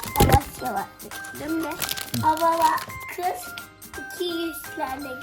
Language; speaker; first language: Turkish; early bilingual, heritage; Turkish